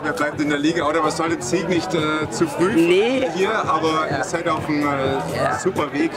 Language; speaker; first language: German; native; German